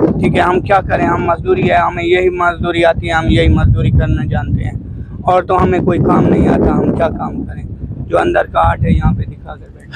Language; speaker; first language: Urdu; non-native, local second language; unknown